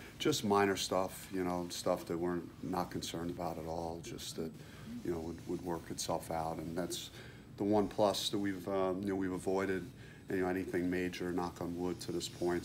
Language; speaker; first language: English; native; English